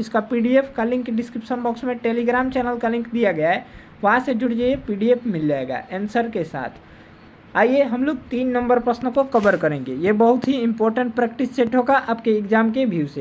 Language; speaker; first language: Hindi; native; Hindi